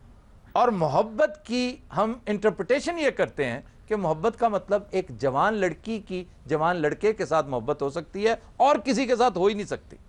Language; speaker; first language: Urdu; native; Urdu